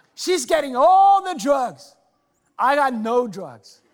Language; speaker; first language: English; non-native, fluent; Swedish